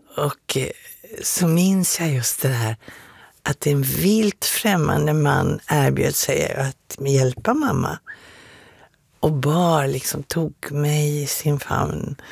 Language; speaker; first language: Swedish; native; Swedish